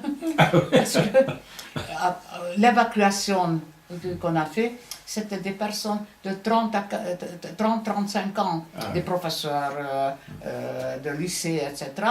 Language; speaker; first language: French; non-native, fluent; Hungarian